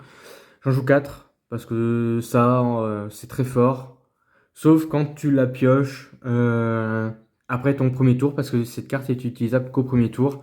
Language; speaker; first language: French; native; French